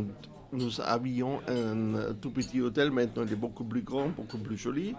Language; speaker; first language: French; non-native, fluent; German